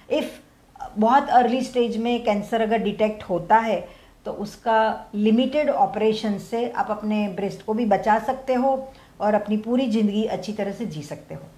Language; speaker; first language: Hindi; non-native, local second language; Gujarati